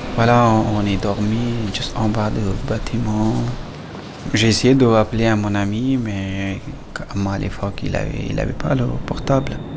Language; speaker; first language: French; non-native, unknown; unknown